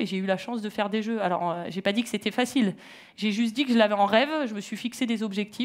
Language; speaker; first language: French; native; French